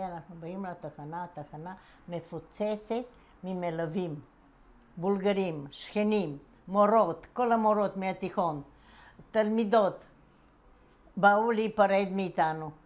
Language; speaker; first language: Hebrew; non-native, fluent; Bulgarian